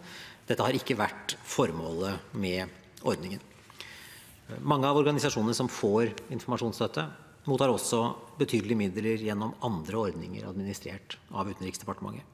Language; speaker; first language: Norwegian; native; Norwegian